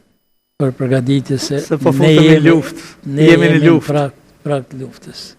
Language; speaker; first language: Albanian; native; Albanian